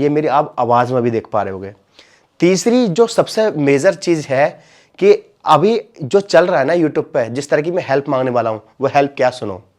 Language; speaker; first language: Hindi; native; Hindi